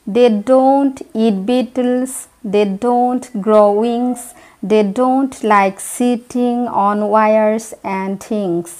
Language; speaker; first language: English; non-native, local second language; Assamese